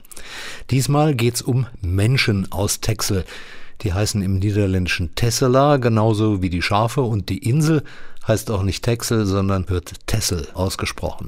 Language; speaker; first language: German; native; German